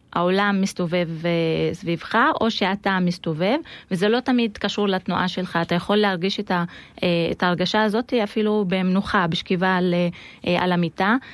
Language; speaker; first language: Hebrew; non-native, local second language; Arabic